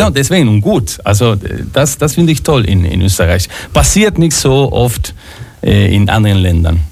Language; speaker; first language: German; non-native, fluent; Spanish